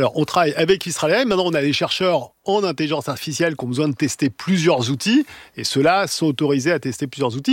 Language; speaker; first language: French; native; French